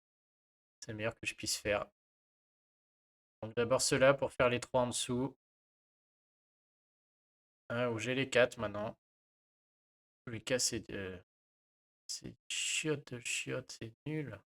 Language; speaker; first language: French; native; French